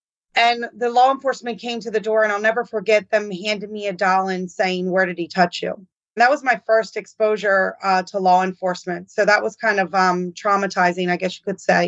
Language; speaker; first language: English; native; English